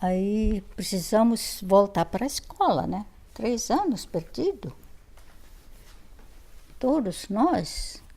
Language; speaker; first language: Portuguese; non-native, fluent; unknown